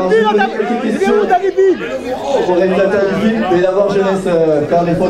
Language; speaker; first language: French; native; French